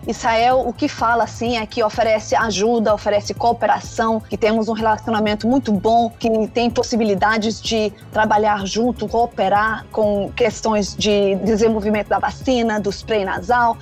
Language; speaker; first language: Portuguese; non-native, fluent; Danish